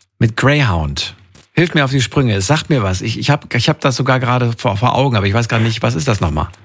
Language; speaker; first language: German; native; German